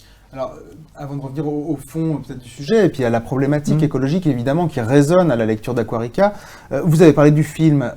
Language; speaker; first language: French; native; French